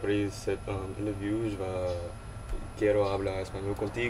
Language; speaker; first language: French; non-native, local second language; English